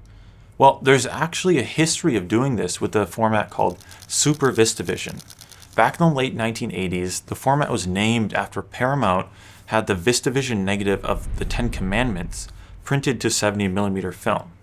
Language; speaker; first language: English; native; English